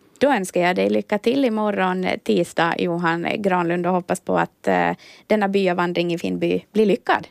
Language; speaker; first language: Swedish; native; Swedish